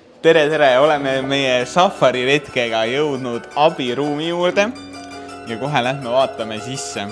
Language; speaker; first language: Estonian; native; Estonian